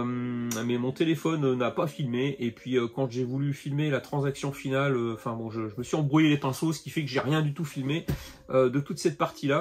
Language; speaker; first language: French; native; French